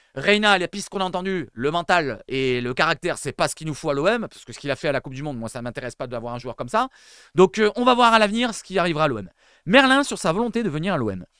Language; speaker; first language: French; native; French